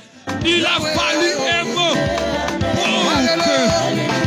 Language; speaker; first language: French; non-native, local second language; Lingala